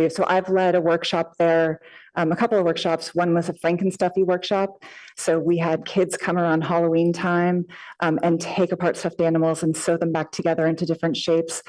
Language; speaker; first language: English; native; English